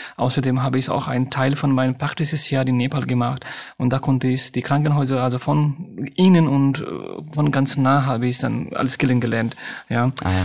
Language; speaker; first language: German; non-native, fluent; Nepali